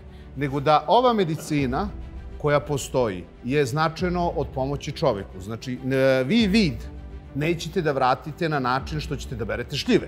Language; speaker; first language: Serbian; native; Serbian